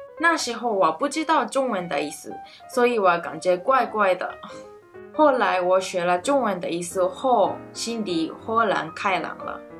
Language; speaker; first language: Chinese; non-native, fluent; Japanese